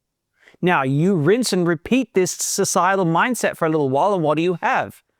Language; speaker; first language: English; native; English